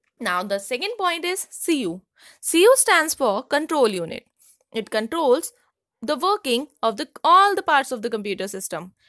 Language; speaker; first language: English; non-native, local second language; Hindi